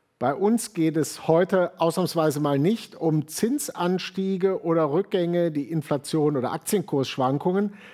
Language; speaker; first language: German; native; German